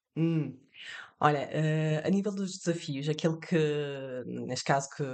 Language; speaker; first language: Portuguese; early bilingual, heritage; French